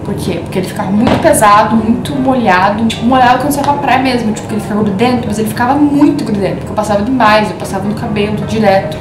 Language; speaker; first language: Portuguese; native; Portuguese